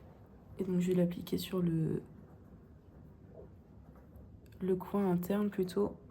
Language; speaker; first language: French; native; French